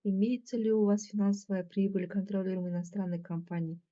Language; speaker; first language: Russian; non-native, local second language; Kazakh